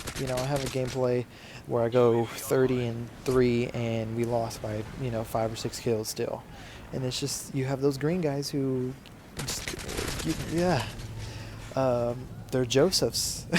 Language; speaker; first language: English; native; English